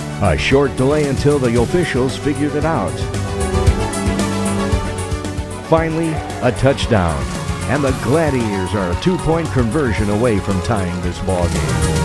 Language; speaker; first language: English; native; English